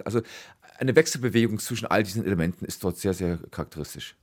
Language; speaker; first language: German; native; German